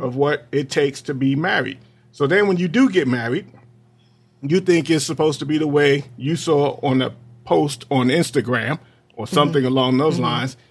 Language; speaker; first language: English; native; English